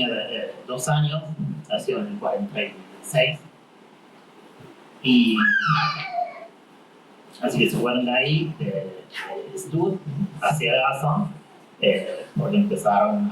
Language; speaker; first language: Spanish; non-native, fluent; Arabic